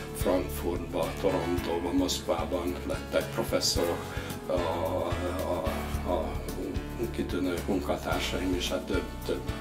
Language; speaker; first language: Hungarian; native; Hungarian